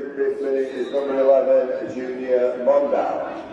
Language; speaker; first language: English; native; English